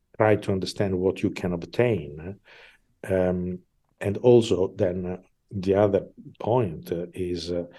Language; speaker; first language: English; non-native, fluent; Italian